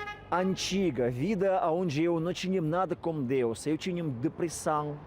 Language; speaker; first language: Portuguese; non-native, fluent; Russian